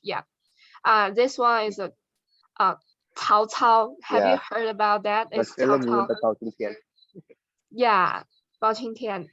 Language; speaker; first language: English; non-native, learner; Chinese